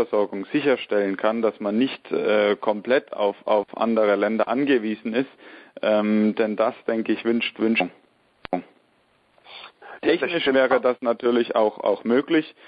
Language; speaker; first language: German; native; German